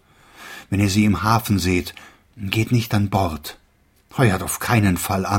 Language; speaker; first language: German; native; German